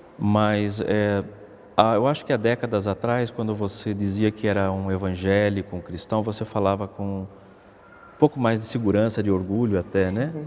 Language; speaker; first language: Portuguese; native; Portuguese